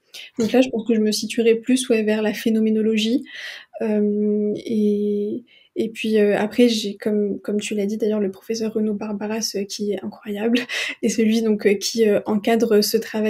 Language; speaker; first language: French; non-native, local second language; Arabic